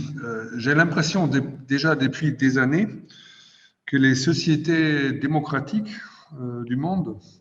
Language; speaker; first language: French; non-native, fluent; German